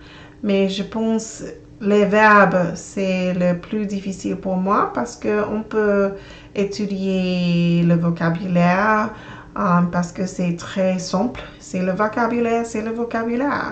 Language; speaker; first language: French; non-native, learner; English